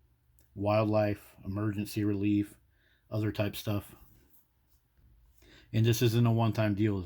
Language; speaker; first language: English; native; English